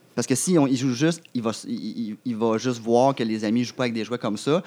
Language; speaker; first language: French; native; French